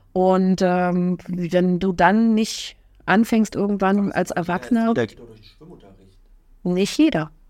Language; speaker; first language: German; native; German